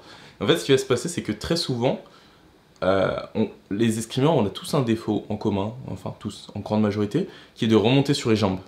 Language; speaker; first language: French; native; French